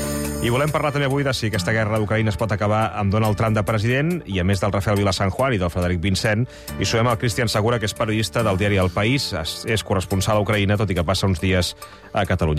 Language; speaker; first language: Catalan; native; Catalan